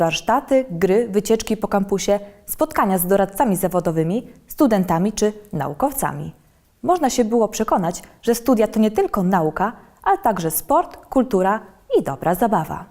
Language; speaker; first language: Polish; native; Polish